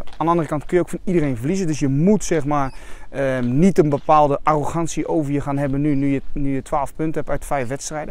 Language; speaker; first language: Dutch; native; Dutch